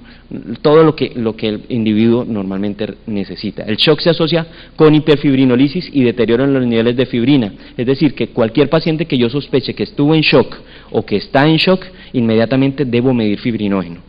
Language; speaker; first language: Spanish; native; Spanish